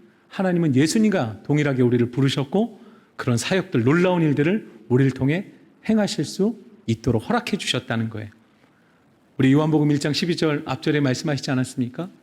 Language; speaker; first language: Korean; native; Korean